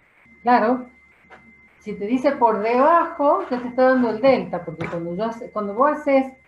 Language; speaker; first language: Spanish; native; Spanish